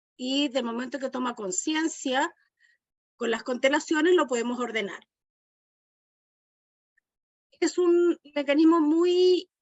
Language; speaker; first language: Spanish; native; Spanish